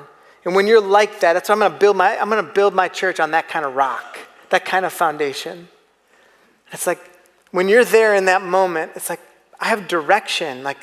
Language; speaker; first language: English; native; English